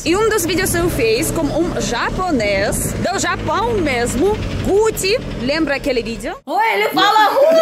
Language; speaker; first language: Portuguese; non-native, fluent; Russian